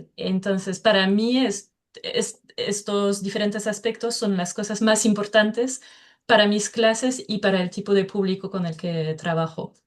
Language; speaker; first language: Spanish; non-native, fluent; French